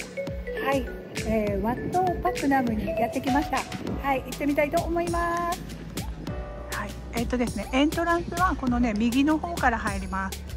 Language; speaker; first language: Japanese; native; Japanese